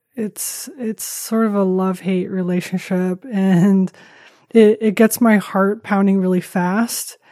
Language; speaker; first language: English; early bilingual, other home language; Chinese